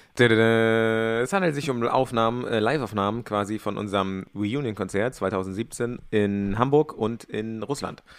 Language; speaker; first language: German; native; German